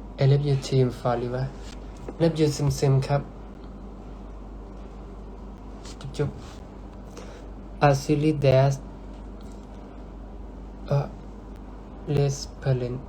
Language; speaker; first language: English; non-native, learner; Thai